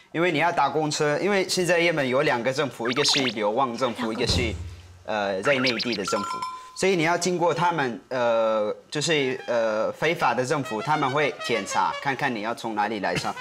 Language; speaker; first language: Chinese; non-native, fluent; Arabic